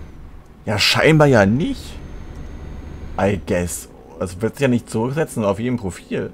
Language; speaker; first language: German; native; German